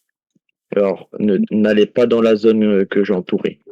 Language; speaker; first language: French; native; French